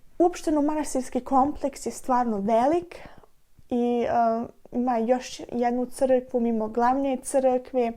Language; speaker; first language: Bosnian; early bilingual, heritage; Serbian